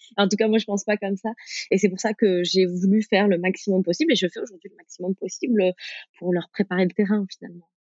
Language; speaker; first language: French; early bilingual, other home language; Arabic